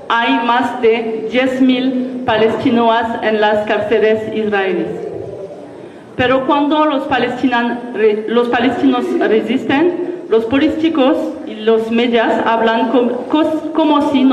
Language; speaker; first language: Spanish; non-native, learner; French